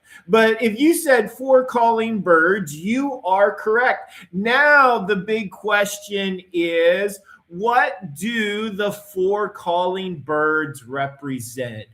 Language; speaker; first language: English; native; English